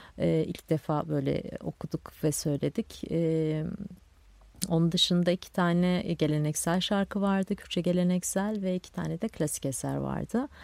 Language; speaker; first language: Turkish; non-native, local second language; Kurdish